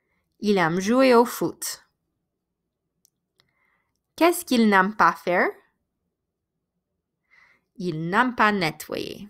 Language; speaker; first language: French; non-native, fluent; English